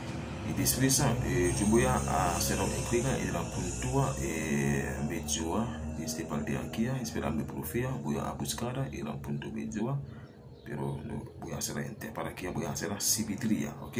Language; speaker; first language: Spanish; non-native, learner; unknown